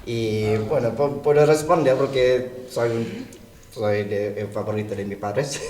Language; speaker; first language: Spanish; non-native, learner; Thai